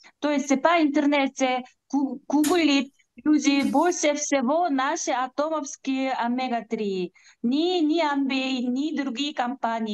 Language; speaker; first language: Russian; non-native, learner; Korean